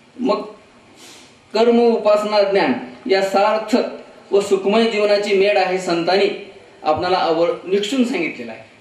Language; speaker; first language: Marathi; non-native, local second language; Kannada